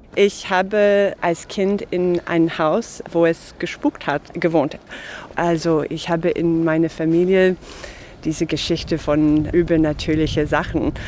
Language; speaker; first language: German; non-native, fluent; English